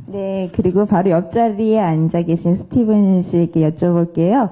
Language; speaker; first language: Korean; native; Korean